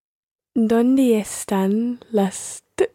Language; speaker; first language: Spanish; non-native, learner; English